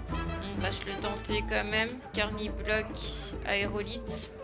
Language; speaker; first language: French; native; French